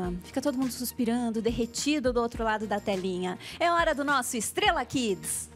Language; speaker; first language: Portuguese; native; Portuguese